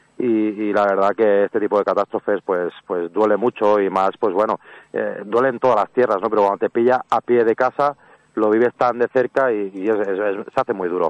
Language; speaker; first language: Spanish; native; Spanish